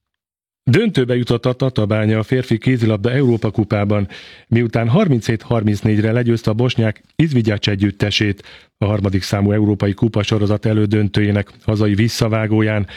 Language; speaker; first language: Hungarian; native; Hungarian